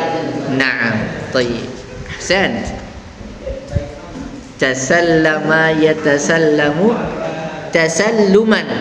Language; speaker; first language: Arabic; non-native, fluent; Indonesian